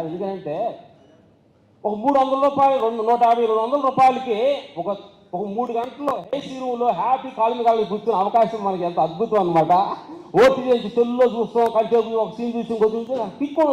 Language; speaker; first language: Telugu; native; Telugu